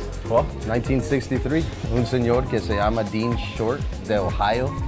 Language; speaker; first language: Spanish; non-native, learner; English